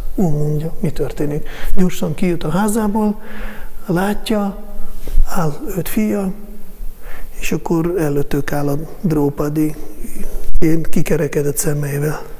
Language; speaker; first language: Hungarian; non-native, fluent; Russian